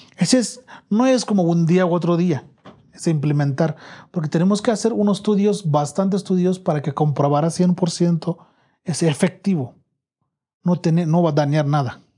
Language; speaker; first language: Spanish; non-native, learner; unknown